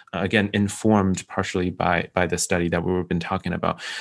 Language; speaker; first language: English; non-native, fluent; Chinese